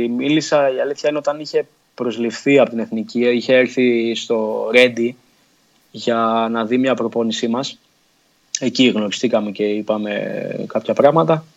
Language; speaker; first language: Greek; early bilingual, other home language; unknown